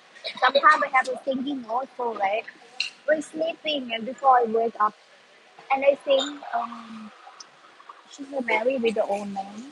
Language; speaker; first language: English; non-native, learner; Thai